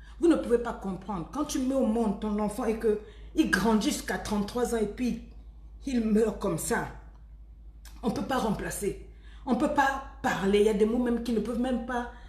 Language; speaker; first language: French; native; French